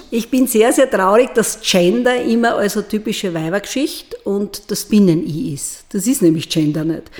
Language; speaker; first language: German; native; German